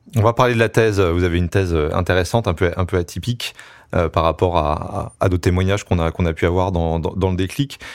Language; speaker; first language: French; native; French